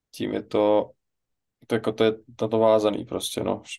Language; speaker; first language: Czech; native; Czech